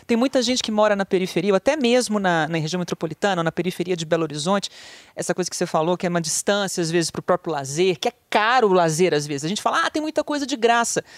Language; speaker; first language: Portuguese; native; Portuguese